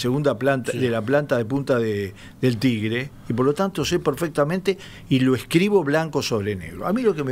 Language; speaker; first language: Spanish; native; Spanish